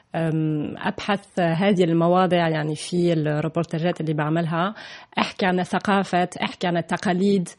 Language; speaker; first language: Arabic; non-native, fluent; French